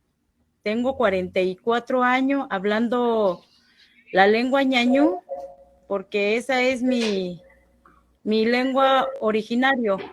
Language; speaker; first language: Spanish; non-native, local second language; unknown